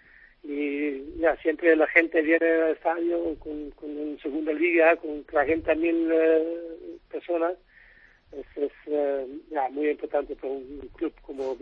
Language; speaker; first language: Spanish; non-native, learner; Dutch